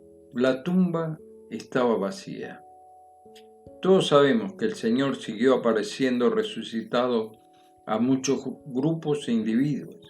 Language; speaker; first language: Spanish; native; Spanish